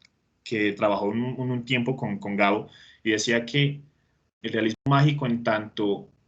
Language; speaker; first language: Spanish; native; Spanish